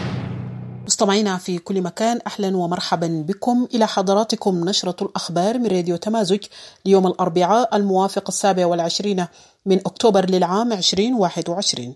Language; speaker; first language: Arabic; native; Arabic